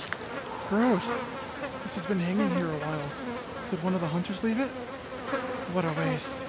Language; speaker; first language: English; native; English